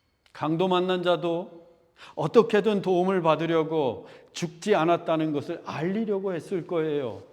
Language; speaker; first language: Korean; native; Korean